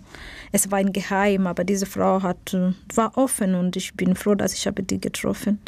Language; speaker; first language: German; non-native, learner; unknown